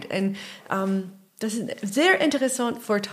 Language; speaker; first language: German; non-native, learner; English